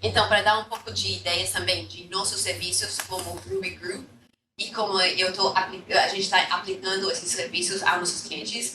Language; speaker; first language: Portuguese; non-native, fluent; English